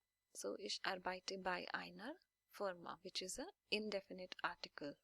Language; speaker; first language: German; non-native, fluent; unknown